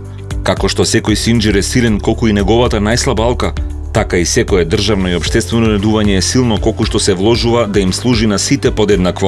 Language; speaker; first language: Macedonian; native; Macedonian